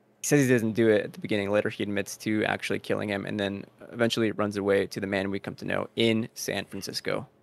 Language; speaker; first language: English; early bilingual, other home language; Spanish